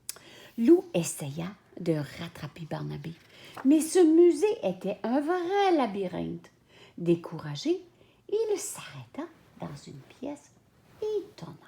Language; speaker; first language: French; native; French